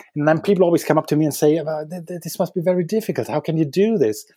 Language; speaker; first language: English; non-native, fluent; German